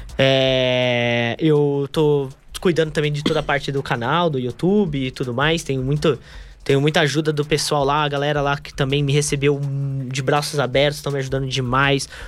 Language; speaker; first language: Portuguese; native; Portuguese